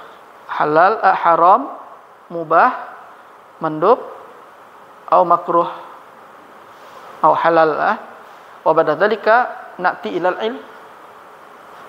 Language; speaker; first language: Arabic; non-native, learner; Malay